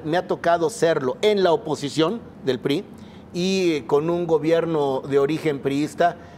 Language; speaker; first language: Spanish; native; Spanish